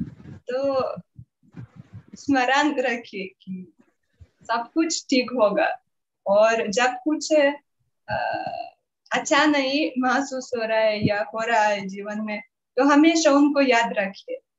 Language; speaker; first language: Hindi; non-native, learner; Russian